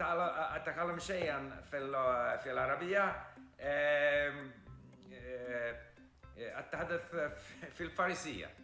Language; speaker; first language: Arabic; non-native, learner; English